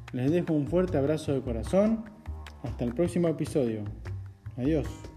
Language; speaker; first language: Spanish; native; Spanish